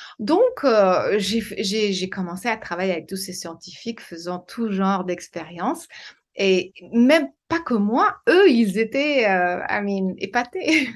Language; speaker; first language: French; non-native, fluent; English